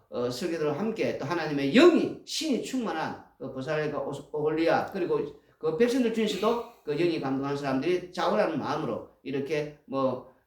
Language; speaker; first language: Korean; native; Korean